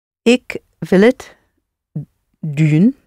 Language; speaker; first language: Dutch; non-native, learner; English